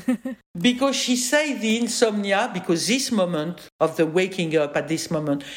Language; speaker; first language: English; non-native, fluent; French